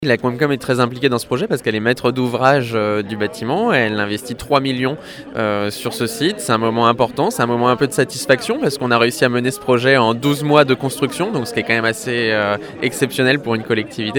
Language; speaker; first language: French; native; French